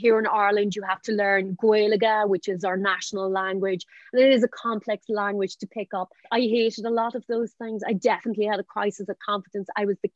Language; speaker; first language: English; native; English